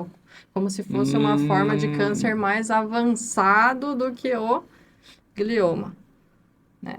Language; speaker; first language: Portuguese; native; Portuguese